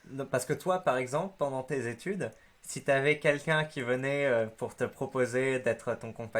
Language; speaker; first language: French; native; French